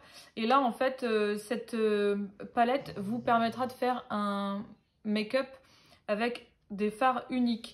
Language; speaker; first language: French; native; French